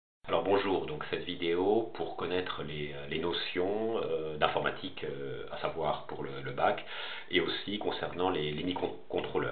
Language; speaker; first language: French; native; French